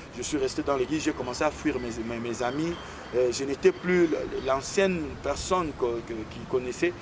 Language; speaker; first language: French; non-native, local second language; Swahili